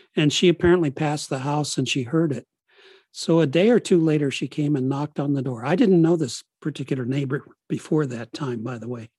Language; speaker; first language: English; early bilingual, other home language; Italian